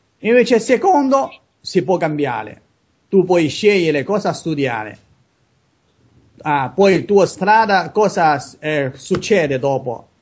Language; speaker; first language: Italian; non-native, learner; Chinese